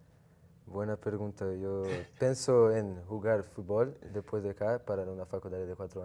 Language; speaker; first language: Spanish; non-native, learner; Portuguese